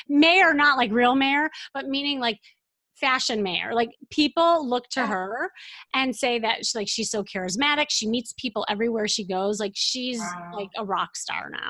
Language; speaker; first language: English; native; English